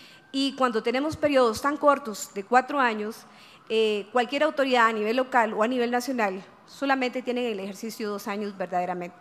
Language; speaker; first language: Spanish; native; Spanish